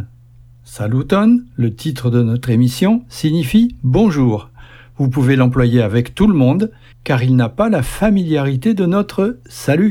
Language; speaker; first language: French; native; French